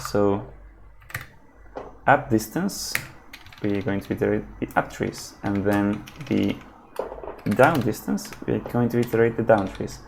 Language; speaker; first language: English; non-native, fluent; Spanish